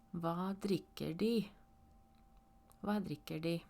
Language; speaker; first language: Norwegian; non-native, fluent; Polish